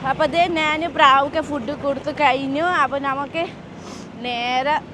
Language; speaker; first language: Malayalam; non-native, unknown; Nepali